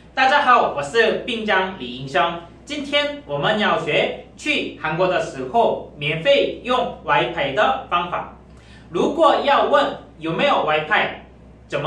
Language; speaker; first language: Chinese; non-native, fluent; Korean